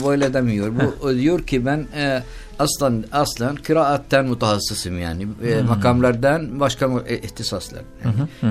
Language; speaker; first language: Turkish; non-native, learner; Arabic